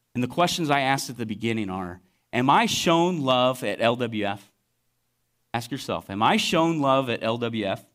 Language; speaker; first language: English; native; English